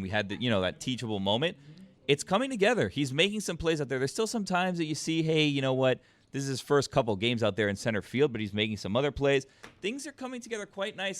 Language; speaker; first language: English; native; English